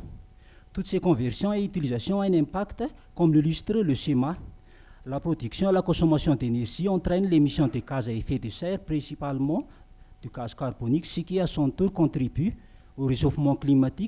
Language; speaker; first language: French; non-native, local second language; Malagasy